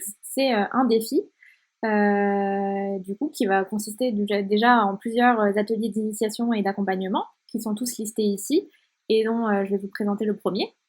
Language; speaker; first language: French; native; French